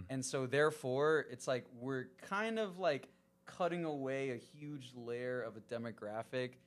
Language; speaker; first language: English; early bilingual, other home language; Spanish